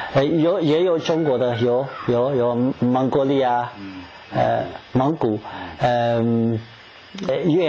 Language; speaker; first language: Chinese; non-native, fluent; English